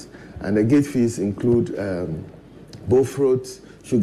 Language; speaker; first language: English; non-native, local second language; Ewe